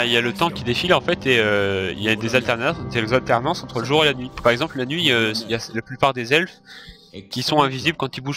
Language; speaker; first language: French; native; French